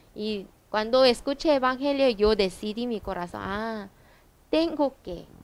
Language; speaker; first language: Spanish; non-native, learner; Korean